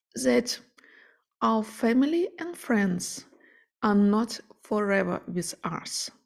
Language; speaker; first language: English; non-native, fluent; Ukrainian